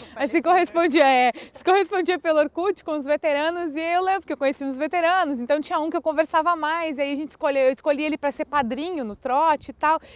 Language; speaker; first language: Portuguese; native; Portuguese